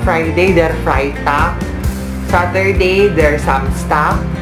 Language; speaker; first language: German; non-native, learner; Filipino